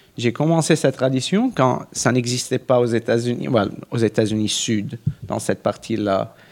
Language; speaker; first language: French; non-native, local second language; Arabic